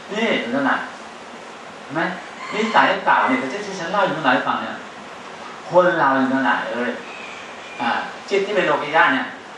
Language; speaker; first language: Thai; native; Thai